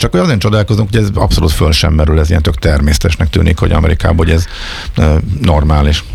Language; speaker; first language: Hungarian; native; Hungarian